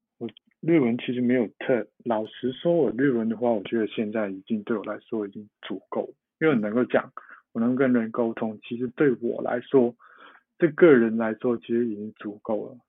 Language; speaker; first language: Chinese; non-native, local second language; Cantonese